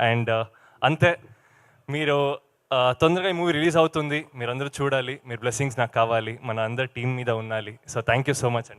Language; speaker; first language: Telugu; non-native, learner; Kannada